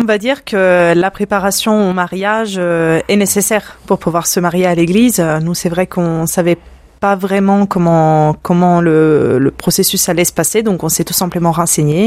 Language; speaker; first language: French; non-native, fluent; Italian